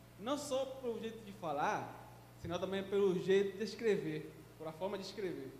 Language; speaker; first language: Portuguese; non-native, fluent; Spanish